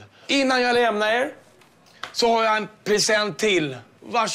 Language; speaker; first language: Swedish; native; Swedish